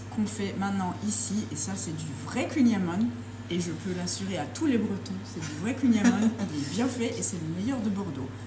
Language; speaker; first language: French; native; French